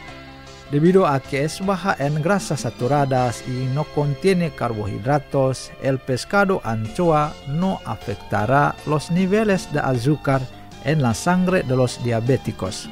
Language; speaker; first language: Spanish; non-native, fluent; Indonesian